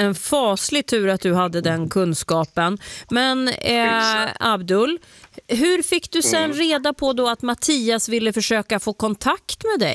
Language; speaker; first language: Swedish; native; Swedish